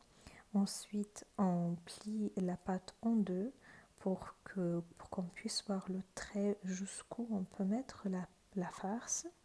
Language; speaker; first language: French; non-native, fluent; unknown